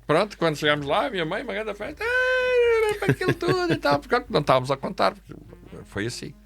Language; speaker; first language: Portuguese; native; Portuguese